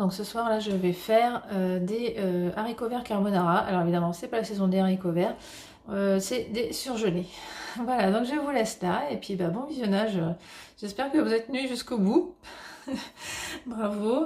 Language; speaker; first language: French; native; French